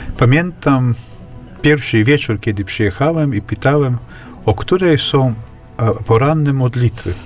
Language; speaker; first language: Polish; non-native, fluent; Latvian